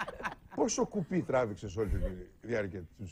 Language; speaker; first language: Greek; native; Greek